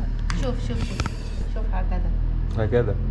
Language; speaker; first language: Arabic; non-native, learner; Portuguese